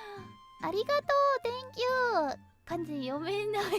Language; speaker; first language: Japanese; non-native, learner; English